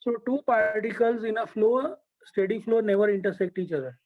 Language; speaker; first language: English; non-native, local second language; Gujarati